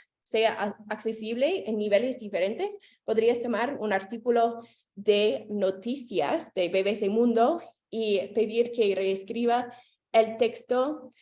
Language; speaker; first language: Spanish; non-native, fluent; English